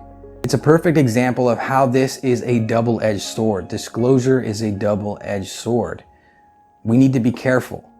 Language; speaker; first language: English; native; English